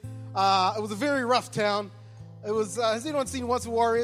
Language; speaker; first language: English; native; English